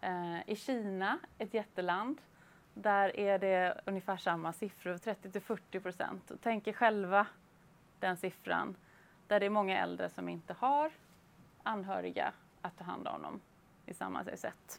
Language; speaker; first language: Swedish; native; Swedish